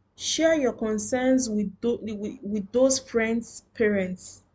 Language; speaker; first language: English; non-native, local second language; Yoruba